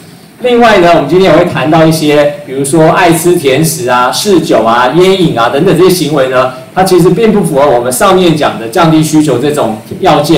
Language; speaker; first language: Chinese; native; Chinese